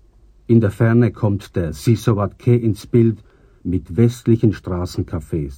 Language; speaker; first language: German; native; German